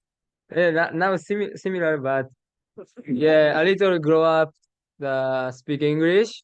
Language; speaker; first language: English; non-native, learner; Japanese